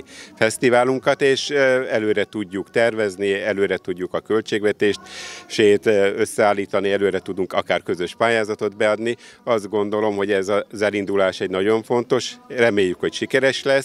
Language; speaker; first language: Hungarian; native; Hungarian